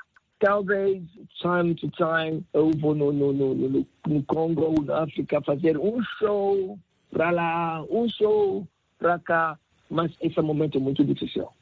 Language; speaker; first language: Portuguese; non-native, learner; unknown